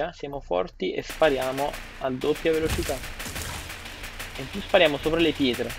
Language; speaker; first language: Italian; native; Italian